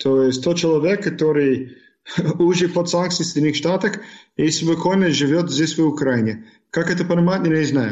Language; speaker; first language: Russian; non-native, fluent; English